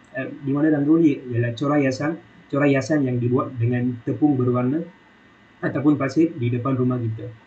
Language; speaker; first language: Malay; non-native, local second language; Tamil